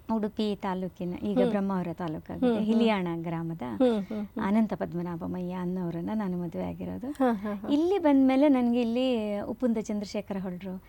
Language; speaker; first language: Kannada; native; Kannada